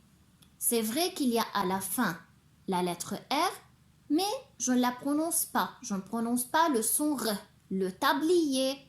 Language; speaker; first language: French; non-native, local second language; Arabic